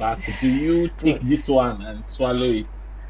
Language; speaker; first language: English; non-native, local second language; Bini